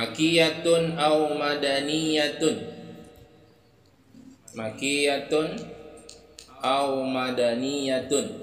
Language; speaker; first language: Arabic; non-native, fluent; Indonesian